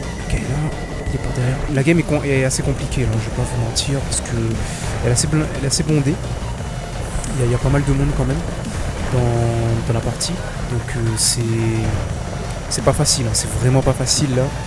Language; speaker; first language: French; native; French